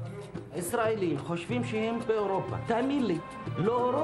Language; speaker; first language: Hebrew; non-native, local second language; Arabic